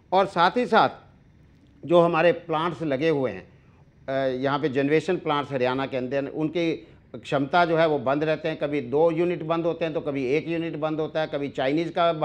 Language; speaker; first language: Hindi; native; Hindi